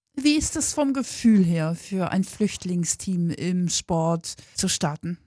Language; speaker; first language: German; native; German